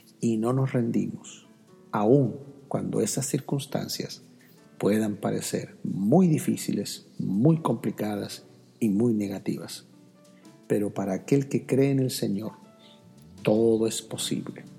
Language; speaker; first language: Spanish; native; Spanish